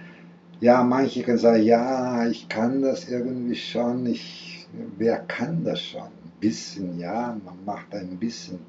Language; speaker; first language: German; non-native, fluent; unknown